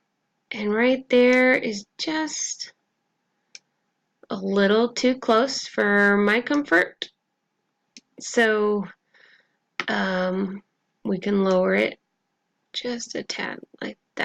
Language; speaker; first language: English; native; English